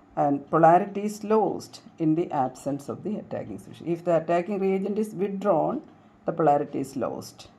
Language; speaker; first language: English; non-native, local second language; Malayalam